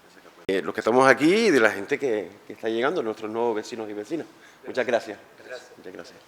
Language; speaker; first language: Spanish; native; Spanish